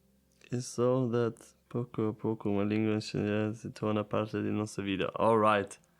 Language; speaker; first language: Portuguese; non-native, learner; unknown